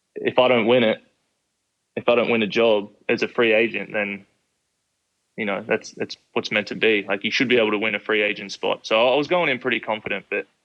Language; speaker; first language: English; native; English